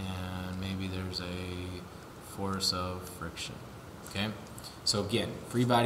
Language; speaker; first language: English; native; English